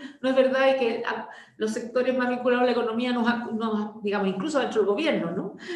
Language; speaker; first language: Spanish; native; Spanish